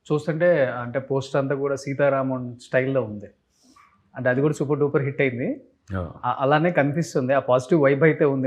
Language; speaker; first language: Telugu; native; Telugu